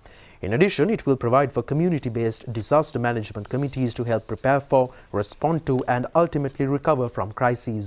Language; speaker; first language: English; non-native, local second language; Sinhala